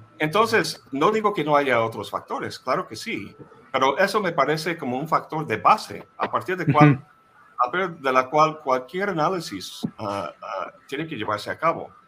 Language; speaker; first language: Spanish; non-native, fluent; English